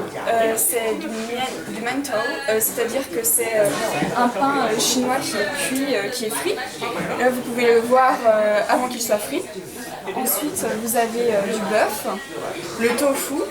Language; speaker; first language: French; non-native, fluent; Chinese